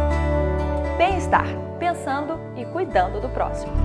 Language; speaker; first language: Portuguese; native; Portuguese